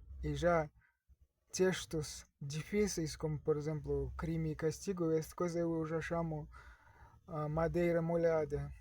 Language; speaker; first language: Portuguese; non-native, learner; Russian